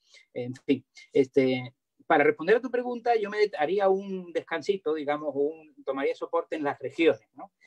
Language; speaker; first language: Spanish; native; Spanish